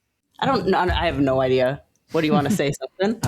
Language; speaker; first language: English; native; English